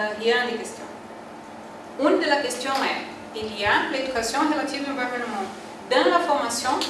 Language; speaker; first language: French; non-native, learner; Portuguese